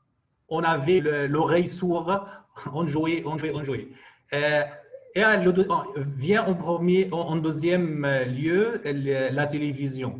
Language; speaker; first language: French; non-native, fluent; Arabic